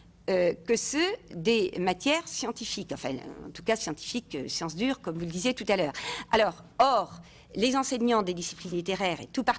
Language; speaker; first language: French; native; French